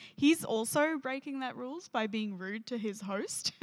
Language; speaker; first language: English; native; English